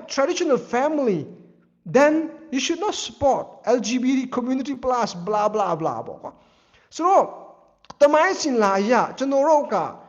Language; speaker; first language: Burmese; non-native, local second language; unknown